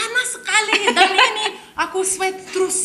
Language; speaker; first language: Indonesian; non-native, learner; Lithuanian